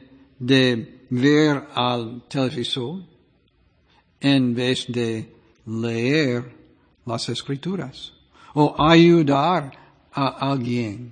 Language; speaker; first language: Spanish; non-native, fluent; English